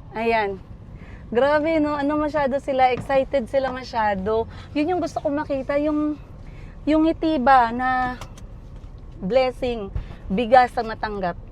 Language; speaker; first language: Filipino; non-native, local second language; Cebuano